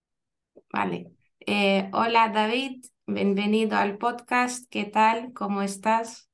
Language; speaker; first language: Spanish; non-native, fluent; Lithuanian